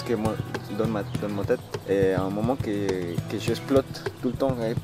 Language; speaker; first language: French; non-native, learner; Spanish